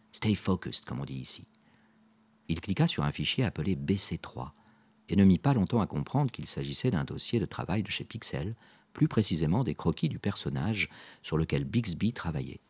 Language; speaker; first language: French; native; French